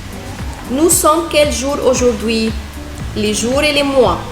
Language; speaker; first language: French; non-native, fluent; Arabic